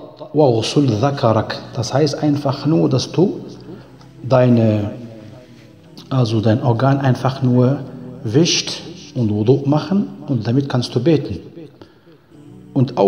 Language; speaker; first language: German; non-native, fluent; Arabic